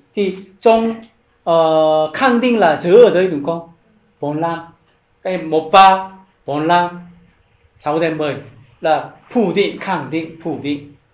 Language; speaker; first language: Vietnamese; non-native, learner; Korean